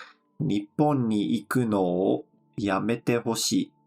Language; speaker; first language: Japanese; non-native, fluent; English